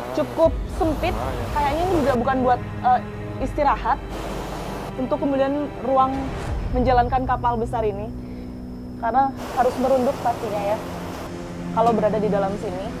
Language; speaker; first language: Indonesian; native; Indonesian